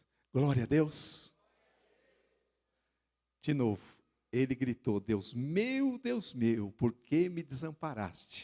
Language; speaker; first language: Portuguese; native; Portuguese